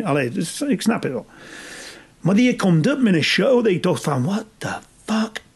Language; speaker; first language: Dutch; non-native, fluent; English